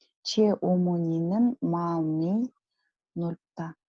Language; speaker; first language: Korean; non-native, learner; Kazakh